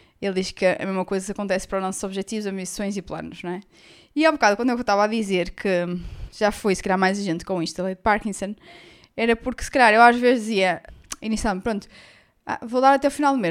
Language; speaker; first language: Portuguese; native; Portuguese